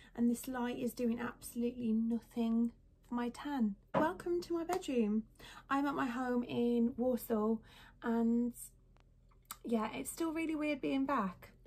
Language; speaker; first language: English; native; English